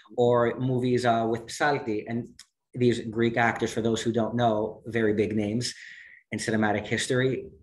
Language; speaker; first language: English; native; English